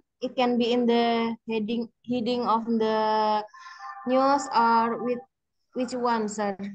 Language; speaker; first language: English; non-native, learner; Indonesian